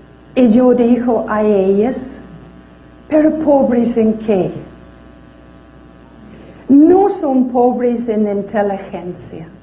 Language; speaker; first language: Spanish; non-native, fluent; English